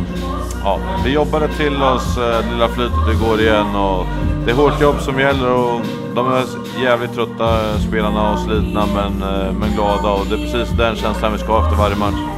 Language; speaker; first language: Swedish; native; Swedish